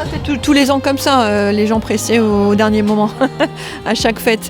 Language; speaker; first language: French; native; French